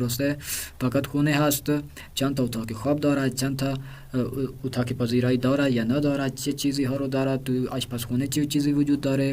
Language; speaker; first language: Persian; non-native, fluent; Urdu